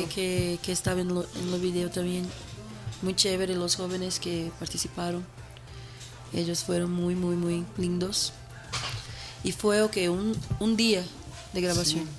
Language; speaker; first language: Spanish; non-native, fluent; Portuguese